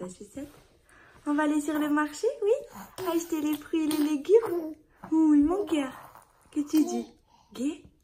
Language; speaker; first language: French; native; French